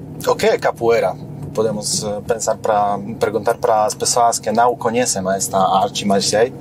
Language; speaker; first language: Portuguese; non-native, fluent; Polish